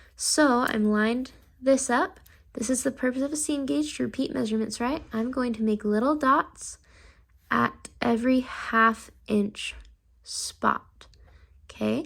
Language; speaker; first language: English; native; English